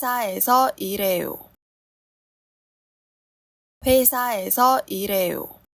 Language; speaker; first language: Korean; non-native, fluent; Chinese